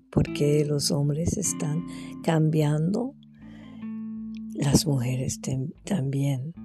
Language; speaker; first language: Spanish; non-native, fluent; French